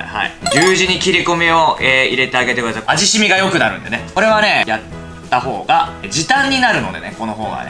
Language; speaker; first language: Japanese; native; Japanese